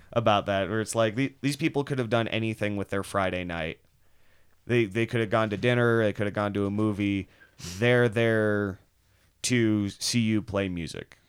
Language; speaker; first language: English; native; English